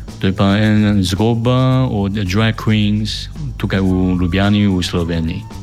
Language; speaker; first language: Slovenian; non-native, learner; Chinese